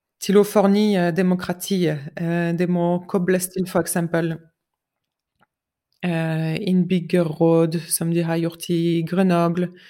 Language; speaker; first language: Norwegian; non-native, fluent; French